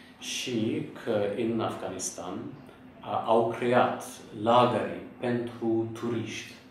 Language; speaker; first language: Romanian; non-native, fluent; English